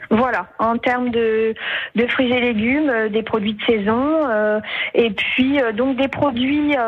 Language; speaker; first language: French; native; French